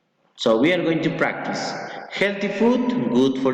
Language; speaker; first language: English; non-native, fluent; Spanish